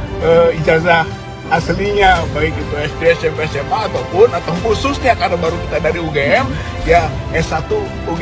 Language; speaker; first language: Indonesian; native; Indonesian